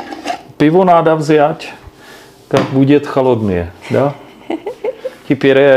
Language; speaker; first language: Russian; non-native, learner; Czech